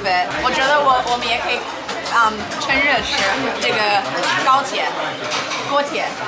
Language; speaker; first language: Chinese; non-native, fluent; English